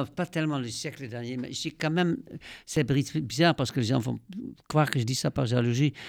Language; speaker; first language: French; non-native, fluent; Dutch